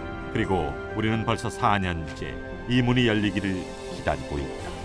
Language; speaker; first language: Korean; native; Korean